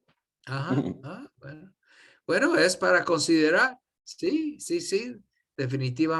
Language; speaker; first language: Spanish; non-native, fluent; English